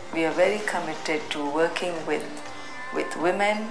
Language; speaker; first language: English; non-native, local second language; Hindi